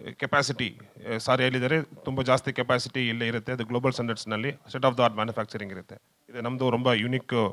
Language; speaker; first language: Kannada; non-native, learner; Tamil